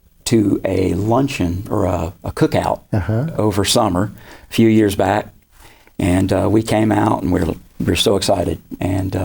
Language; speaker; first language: English; native; English